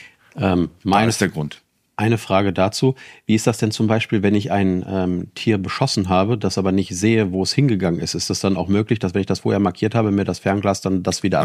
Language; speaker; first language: German; native; German